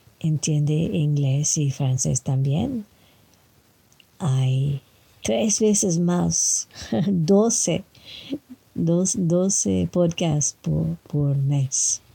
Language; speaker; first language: Spanish; non-native, fluent; French